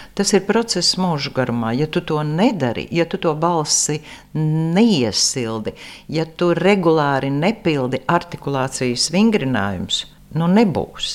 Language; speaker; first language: Latvian; native; Latvian